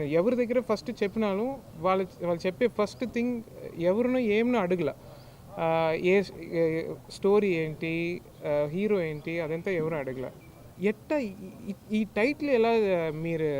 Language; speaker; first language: Telugu; non-native, learner; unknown